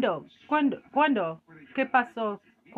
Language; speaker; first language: Spanish; non-native, learner; English